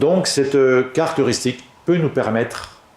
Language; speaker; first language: French; native; French